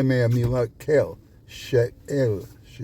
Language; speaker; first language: Hebrew; non-native, fluent; English